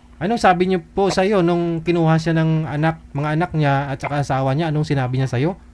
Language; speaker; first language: Filipino; native; Filipino